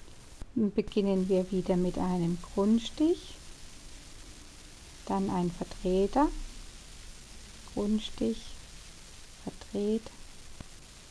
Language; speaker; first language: German; native; German